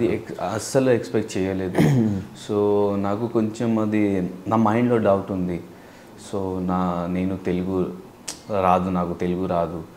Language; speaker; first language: Telugu; non-native, learner; Hindi